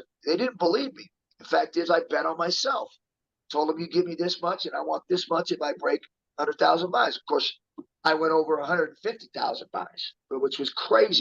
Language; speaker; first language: English; native; English